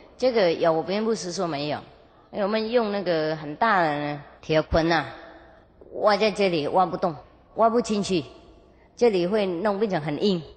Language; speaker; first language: Chinese; non-native, fluent; Vietnamese